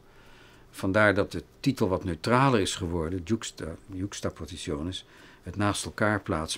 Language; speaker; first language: Dutch; native; Dutch